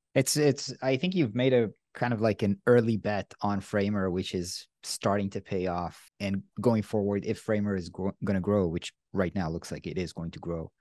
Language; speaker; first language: English; non-native, fluent; Hebrew